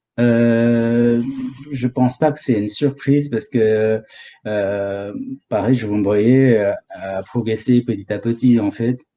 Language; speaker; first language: French; non-native, fluent; Sherpa